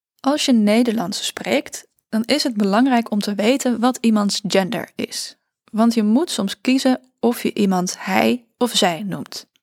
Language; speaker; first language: Dutch; native; Dutch